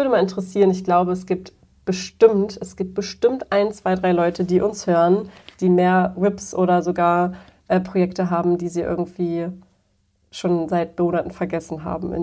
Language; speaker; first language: German; native; German